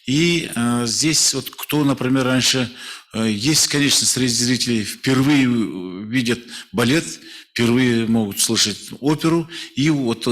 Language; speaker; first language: Russian; non-native, local second language; Kazakh